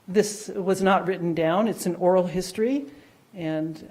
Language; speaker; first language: English; non-native, fluent; Dutch